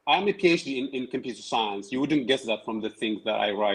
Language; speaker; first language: English; non-native, fluent; Tigrinya